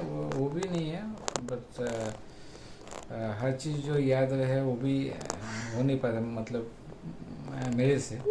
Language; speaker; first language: Hindi; non-native, local second language; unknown